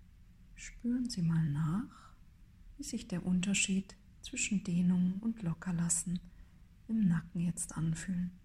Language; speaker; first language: German; native; German